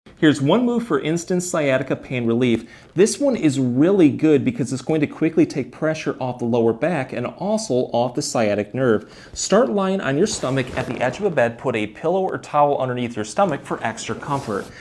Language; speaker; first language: English; native; English